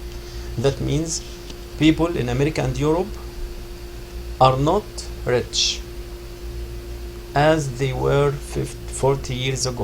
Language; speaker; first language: English; non-native, fluent; Arabic